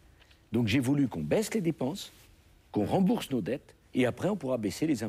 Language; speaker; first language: French; native; French